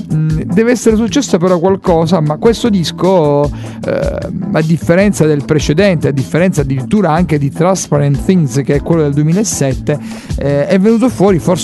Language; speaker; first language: Italian; native; Italian